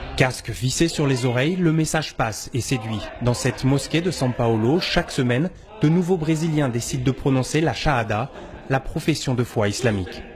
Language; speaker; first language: French; native; French